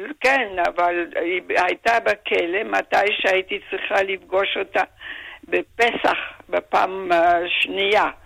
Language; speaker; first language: Hebrew; non-native, fluent; German